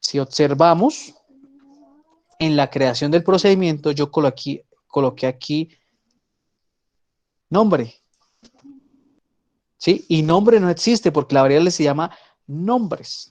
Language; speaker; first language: Spanish; native; Spanish